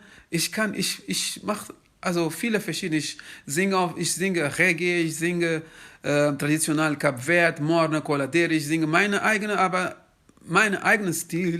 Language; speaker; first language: German; non-native, fluent; Kabuverdianu